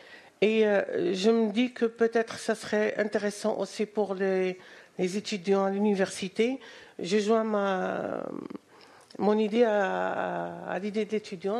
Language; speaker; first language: French; non-native, local second language; Arabic